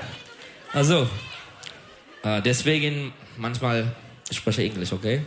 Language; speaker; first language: German; non-native, learner; Turkish